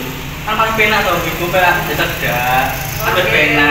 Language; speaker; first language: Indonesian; non-native, local second language; Javanese